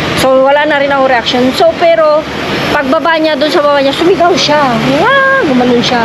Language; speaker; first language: Filipino; native; Filipino